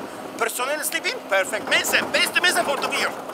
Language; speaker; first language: Dutch; non-native, learner; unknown